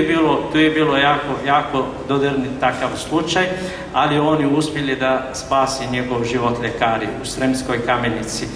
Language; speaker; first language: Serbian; non-native, fluent; Arabic